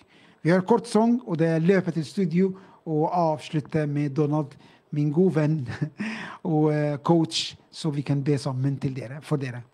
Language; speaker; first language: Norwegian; non-native, fluent; Arabic